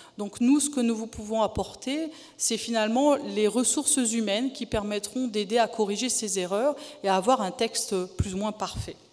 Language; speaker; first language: French; native; French